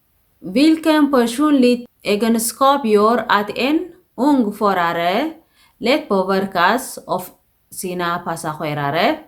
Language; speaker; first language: Swedish; non-native, fluent; Tigrinya